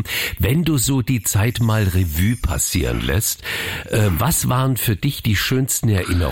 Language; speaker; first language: German; native; German